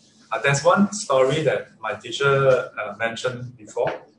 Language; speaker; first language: English; non-native, local second language; Chinese